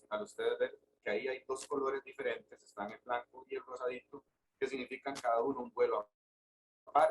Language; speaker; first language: Spanish; native; Spanish